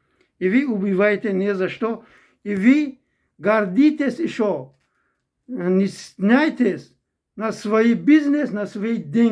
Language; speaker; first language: Russian; non-native, fluent; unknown